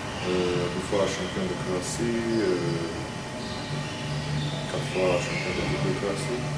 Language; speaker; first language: French; non-native, fluent; Croatian